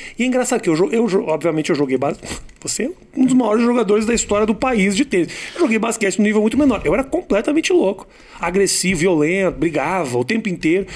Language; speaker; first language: Portuguese; native; Portuguese